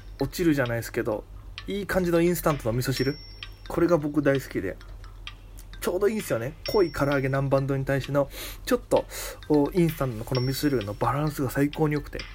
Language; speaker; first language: Japanese; native; Japanese